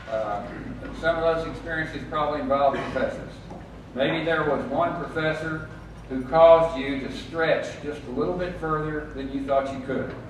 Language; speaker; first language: English; native; English